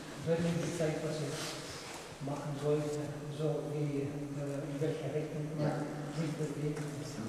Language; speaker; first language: German; non-native, fluent; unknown